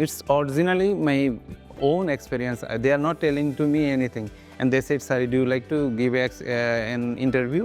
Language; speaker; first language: English; non-native, local second language; Bangla